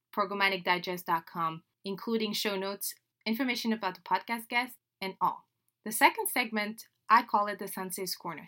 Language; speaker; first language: English; non-native, fluent; French